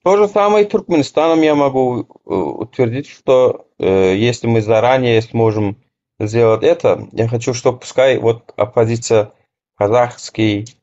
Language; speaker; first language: Russian; non-native, local second language; Turkmen